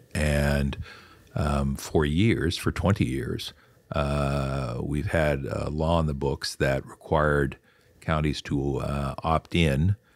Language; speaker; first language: English; native; English